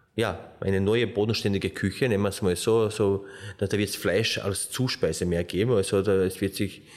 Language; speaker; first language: German; non-native, fluent; Slovenian